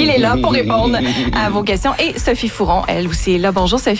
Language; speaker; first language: French; native; French